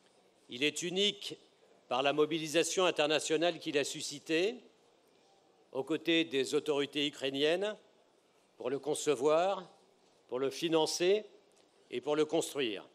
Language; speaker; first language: French; native; French